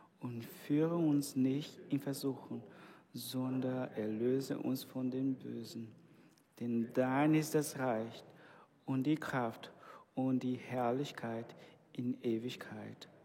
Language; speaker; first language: German; non-native, fluent; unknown